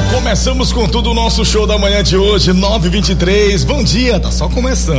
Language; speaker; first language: Portuguese; native; Portuguese